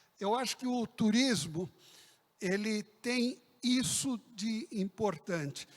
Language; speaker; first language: Portuguese; early bilingual, other home language; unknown